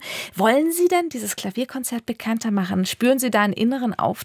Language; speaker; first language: German; native; German